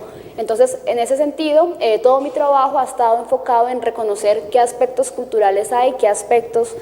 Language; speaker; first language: Spanish; native; Spanish